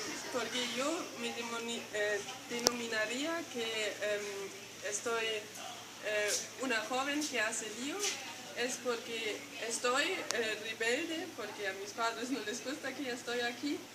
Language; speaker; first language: Spanish; non-native, fluent; German